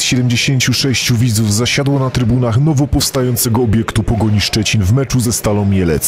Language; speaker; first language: Polish; native; Polish